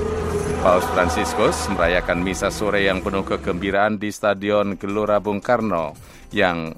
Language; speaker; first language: Indonesian; native; Indonesian